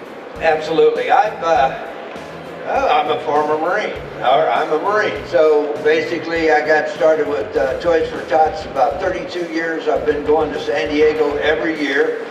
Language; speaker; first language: English; native; English